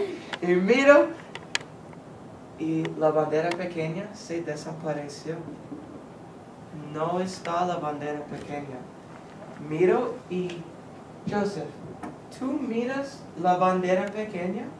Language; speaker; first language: Spanish; non-native, fluent; English